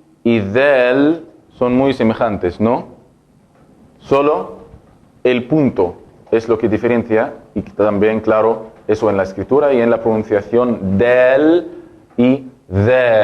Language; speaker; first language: Spanish; non-native, fluent; Arabic